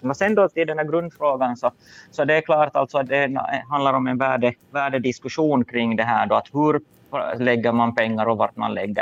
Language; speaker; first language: Swedish; native; Swedish